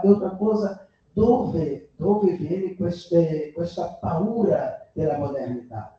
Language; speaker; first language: Italian; non-native, fluent; Portuguese